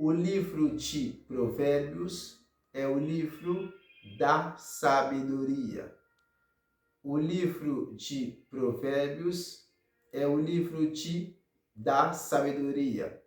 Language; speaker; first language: Portuguese; non-native, fluent; Haitian Creole